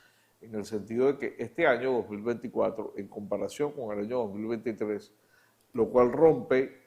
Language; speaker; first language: Spanish; native; Spanish